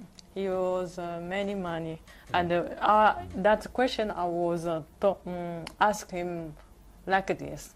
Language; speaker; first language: English; non-native, learner; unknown